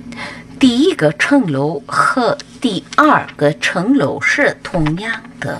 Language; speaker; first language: Chinese; non-native, fluent; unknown